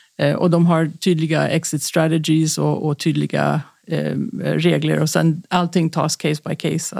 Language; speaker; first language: Swedish; non-native, fluent; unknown